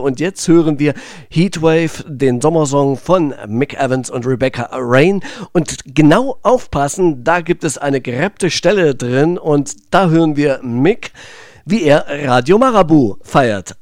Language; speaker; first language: German; native; German